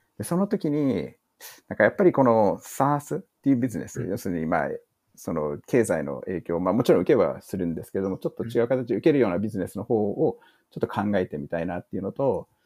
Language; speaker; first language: Japanese; early bilingual, heritage; English